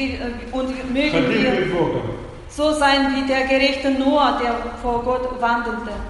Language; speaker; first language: German; non-native, fluent; Russian